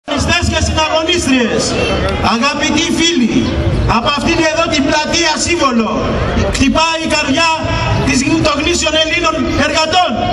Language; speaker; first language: Greek; native; Greek